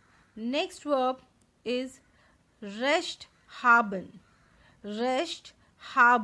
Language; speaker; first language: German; non-native, fluent; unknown